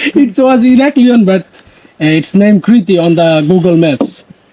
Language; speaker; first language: English; non-native, local second language; Bangla